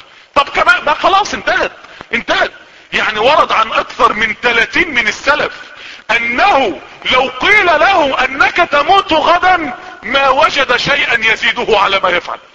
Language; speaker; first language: Arabic; native; Arabic